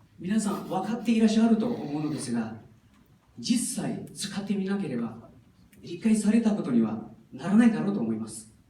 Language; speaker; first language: Japanese; non-native, fluent; Nepali